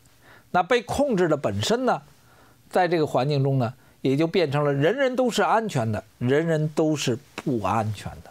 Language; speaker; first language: Chinese; native; Chinese